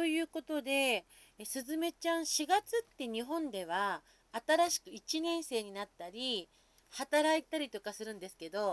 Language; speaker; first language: Japanese; native; Japanese